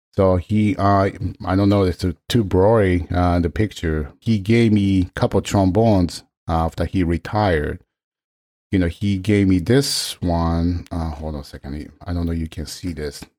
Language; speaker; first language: English; non-native, fluent; Japanese